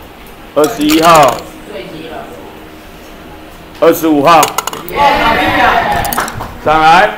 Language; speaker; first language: Chinese; native; Chinese